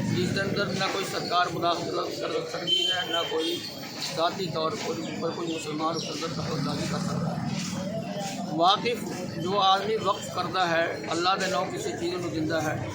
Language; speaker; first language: Urdu; non-native, local second language; Punjabi